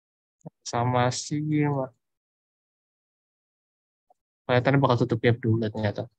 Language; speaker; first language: Indonesian; native; Indonesian